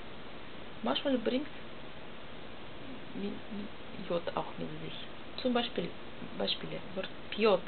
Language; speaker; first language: German; non-native, learner; Russian